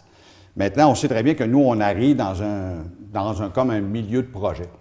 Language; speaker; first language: French; native; French